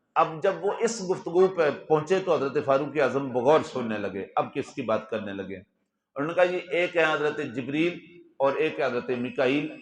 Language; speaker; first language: Urdu; non-native, local second language; Punjabi